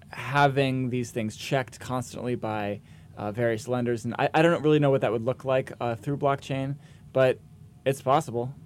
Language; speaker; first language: English; native; English